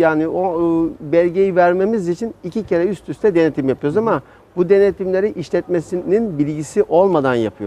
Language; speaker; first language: Turkish; native; Turkish